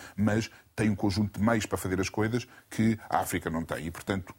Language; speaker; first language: Portuguese; non-native, local second language; Kabuverdianu